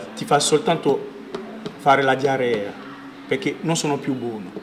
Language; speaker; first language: Italian; non-native, learner; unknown